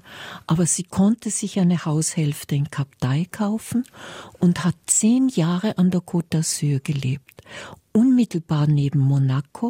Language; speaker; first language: German; native; German